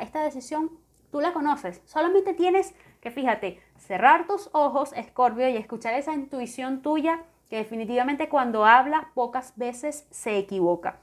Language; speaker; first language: Spanish; native; Spanish